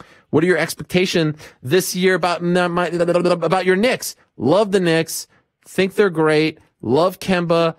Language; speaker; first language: English; native; English